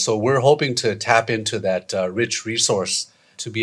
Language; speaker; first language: English; non-native, local second language; Nepali